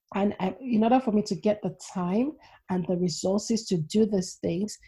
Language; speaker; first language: English; non-native, local second language; Yoruba